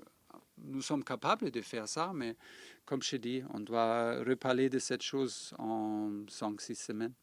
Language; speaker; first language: French; non-native, fluent; German